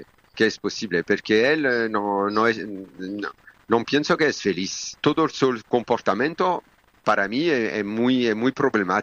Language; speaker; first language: Spanish; non-native, learner; French